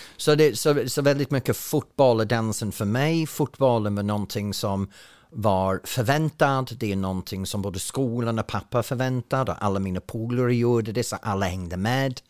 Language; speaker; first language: Swedish; non-native, fluent; English